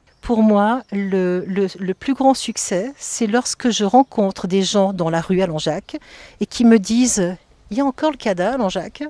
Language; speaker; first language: French; native; French